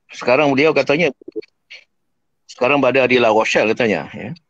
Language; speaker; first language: Malay; native; Malay